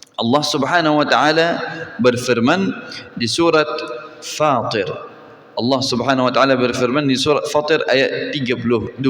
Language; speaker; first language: Malay; non-native, fluent; Arabic